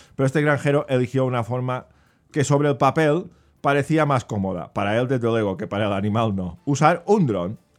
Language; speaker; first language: Spanish; non-native, local second language; Catalan